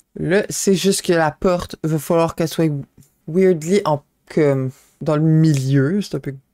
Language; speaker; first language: French; native; French